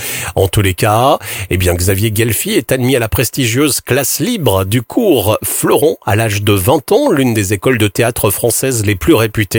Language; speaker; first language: French; native; French